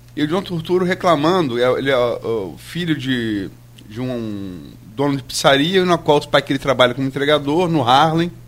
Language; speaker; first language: Portuguese; native; Portuguese